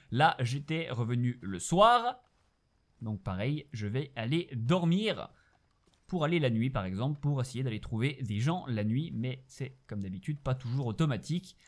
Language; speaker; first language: French; native; French